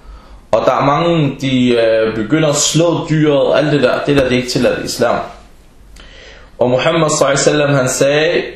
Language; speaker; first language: Danish; early bilingual, other home language; Arabic